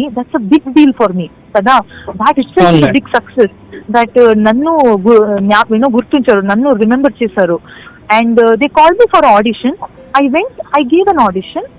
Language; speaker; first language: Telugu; non-native, local second language; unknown